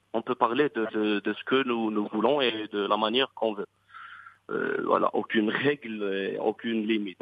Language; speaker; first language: French; non-native, local second language; Arabic